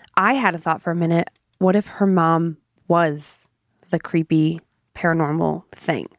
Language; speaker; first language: English; native; English